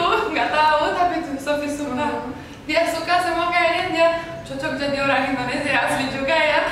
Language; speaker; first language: Indonesian; non-native, fluent; Romanian